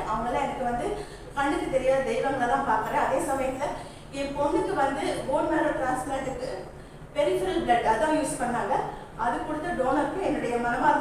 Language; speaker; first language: Tamil; native; Tamil